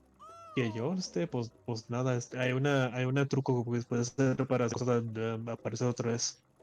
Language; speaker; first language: Spanish; early bilingual, heritage; English